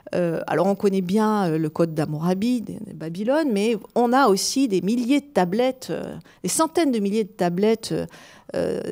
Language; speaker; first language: French; native; French